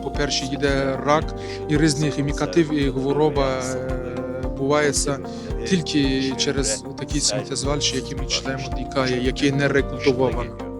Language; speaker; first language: Ukrainian; non-native, learner; Turkish